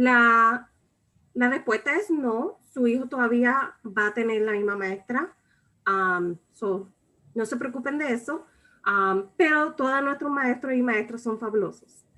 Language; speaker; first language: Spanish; early bilingual, other home language; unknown